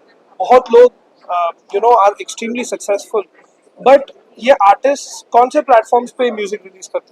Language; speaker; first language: Hindi; native; Hindi